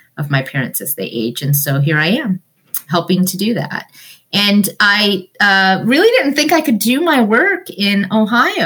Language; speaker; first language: English; early bilingual, other home language; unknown